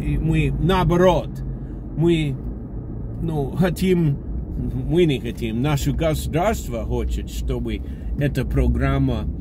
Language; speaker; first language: Russian; early bilingual, heritage; Russian